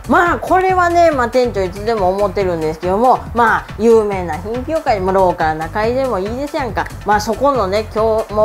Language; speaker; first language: Japanese; native; Japanese